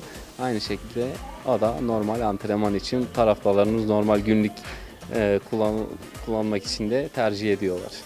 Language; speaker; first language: Turkish; native; Turkish